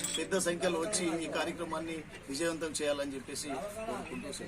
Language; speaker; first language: Telugu; non-native, local second language; Lambadi